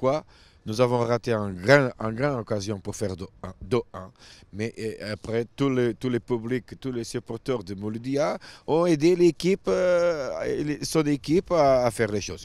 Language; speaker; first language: French; non-native, fluent; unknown